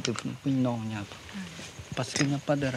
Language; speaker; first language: French; non-native, learner; Khmer